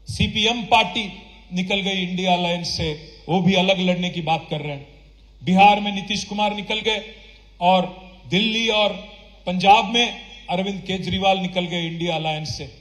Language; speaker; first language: Hindi; non-native, local second language; Telugu